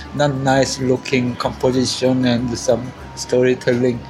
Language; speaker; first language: English; non-native, learner; Korean